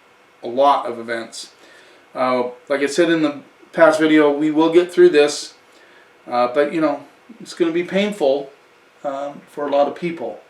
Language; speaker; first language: English; native; English